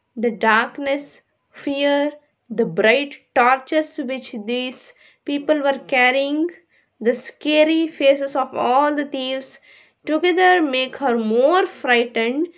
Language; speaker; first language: English; non-native, local second language; Kannada